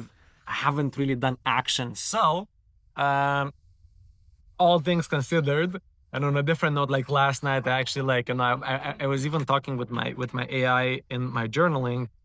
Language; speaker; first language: English; non-native, fluent; Romanian